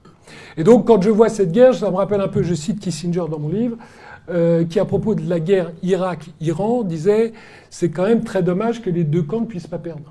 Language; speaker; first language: French; native; French